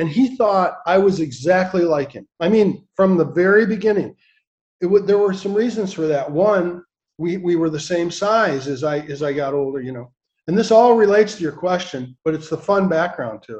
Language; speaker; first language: English; native; English